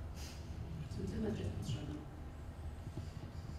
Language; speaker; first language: Polish; native; Polish